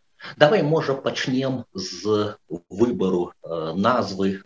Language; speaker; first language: Polish; non-native, learner; Belarusian